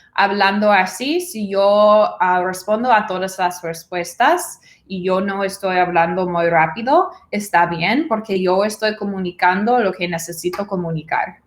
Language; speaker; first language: Spanish; non-native, fluent; English